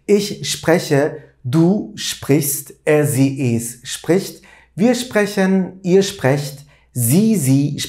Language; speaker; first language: German; non-native, fluent; Turkish